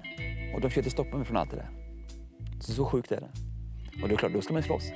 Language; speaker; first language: Swedish; native; Swedish